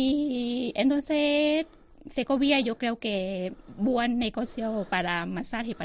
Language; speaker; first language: Spanish; non-native, learner; Thai